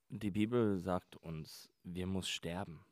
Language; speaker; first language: German; non-native, learner; English